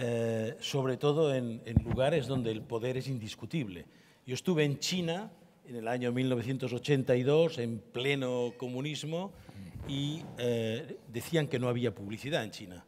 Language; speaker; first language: Spanish; native; Spanish